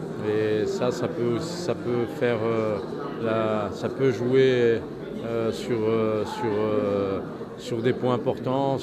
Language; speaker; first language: French; non-native, local second language; Arabic